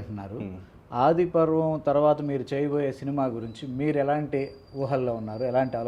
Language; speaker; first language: Telugu; native; Telugu